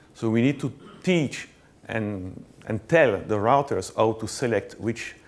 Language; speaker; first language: English; non-native, fluent; French